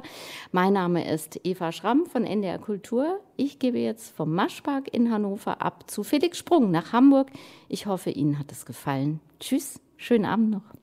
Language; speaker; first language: German; native; German